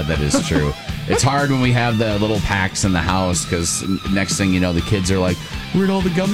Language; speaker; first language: English; native; English